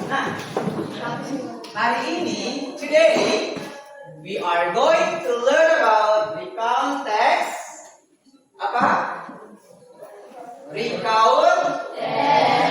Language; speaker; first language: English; non-native, learner; Indonesian